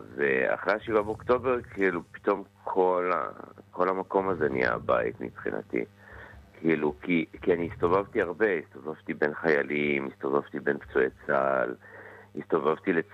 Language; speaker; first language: Hebrew; native; Hebrew